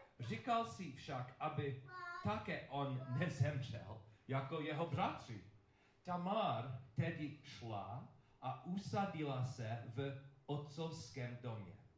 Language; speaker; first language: Czech; non-native, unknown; English